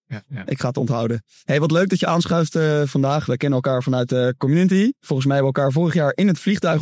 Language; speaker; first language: Dutch; native; Dutch